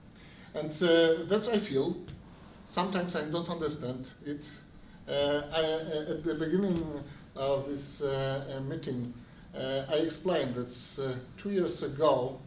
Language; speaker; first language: English; non-native, learner; Polish